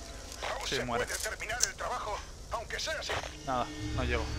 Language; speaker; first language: Spanish; native; Spanish